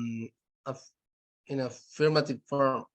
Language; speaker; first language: English; non-native, learner; Spanish